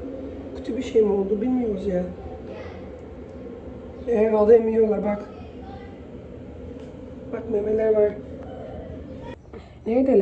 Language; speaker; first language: Turkish; early bilingual, heritage; Turkish